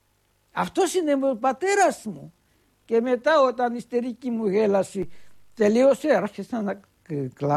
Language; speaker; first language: Greek; early bilingual, heritage; Greek